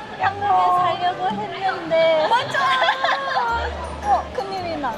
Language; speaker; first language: Korean; non-native, fluent; Japanese